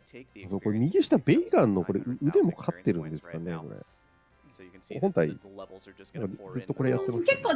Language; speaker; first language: Japanese; native; Japanese